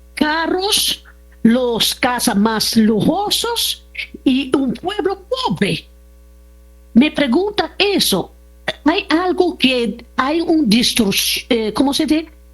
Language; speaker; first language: Spanish; non-native, learner; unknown